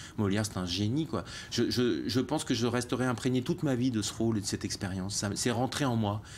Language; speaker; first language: French; native; French